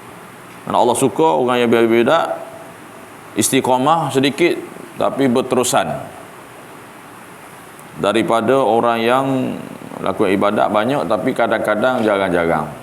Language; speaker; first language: Malay; native; Malay